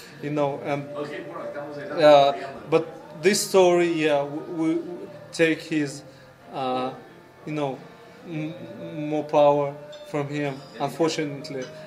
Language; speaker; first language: English; non-native, fluent; Russian